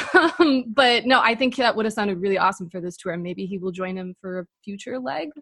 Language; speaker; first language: English; native; English